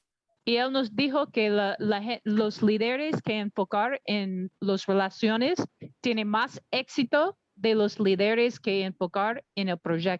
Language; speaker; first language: Spanish; non-native, learner; English